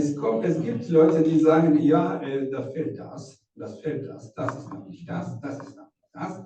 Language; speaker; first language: German; non-native, fluent; Rundi